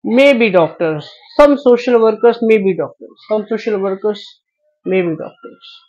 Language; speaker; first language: Hindi; non-native, local second language; Marathi